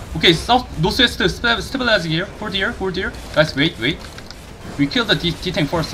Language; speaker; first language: English; non-native, learner; Korean